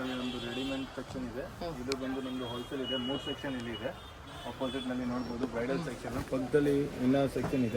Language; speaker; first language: Kannada; non-native, local second language; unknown